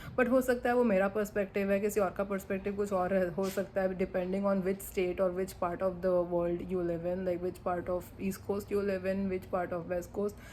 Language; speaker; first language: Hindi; non-native, local second language; Bangla